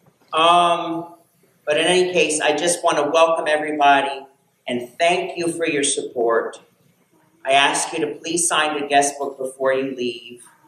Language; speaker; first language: English; native; English